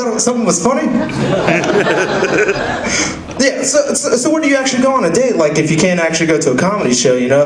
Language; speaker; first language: English; native; English